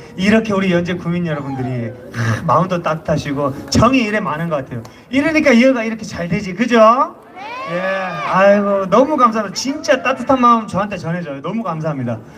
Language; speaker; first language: Korean; native; Korean